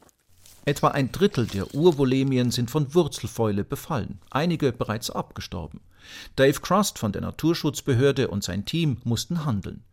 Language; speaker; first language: German; native; German